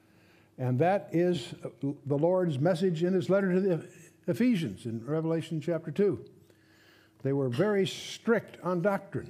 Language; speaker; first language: English; native; English